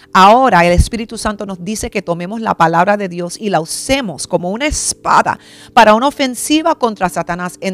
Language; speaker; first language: Spanish; early bilingual, heritage; Spanish